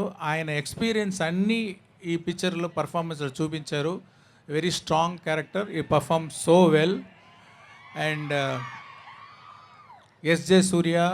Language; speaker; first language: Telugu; non-native, fluent; Tamil